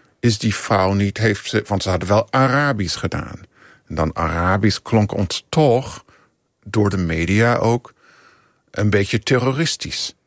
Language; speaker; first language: Dutch; non-native, fluent; English